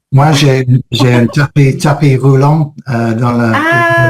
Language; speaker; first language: French; non-native, fluent; English